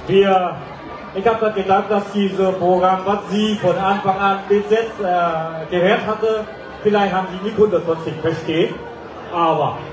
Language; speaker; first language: German; non-native, learner; Vietnamese